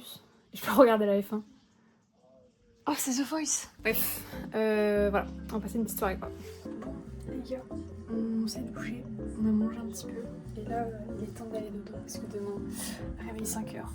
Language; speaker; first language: French; native; French